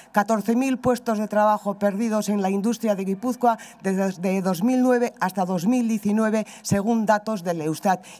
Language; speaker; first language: Basque; native; Basque